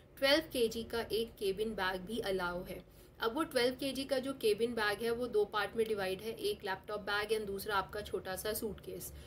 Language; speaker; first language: Hindi; non-native, local second language; Telugu